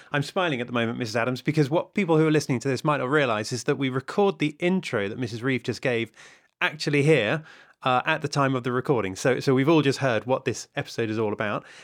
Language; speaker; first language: English; native; English